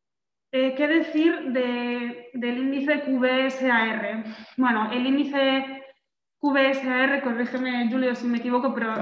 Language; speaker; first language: Spanish; native; Spanish